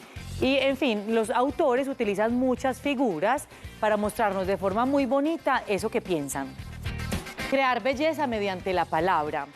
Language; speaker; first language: Spanish; native; Spanish